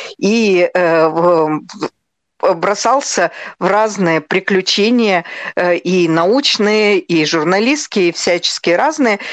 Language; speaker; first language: Russian; native; Russian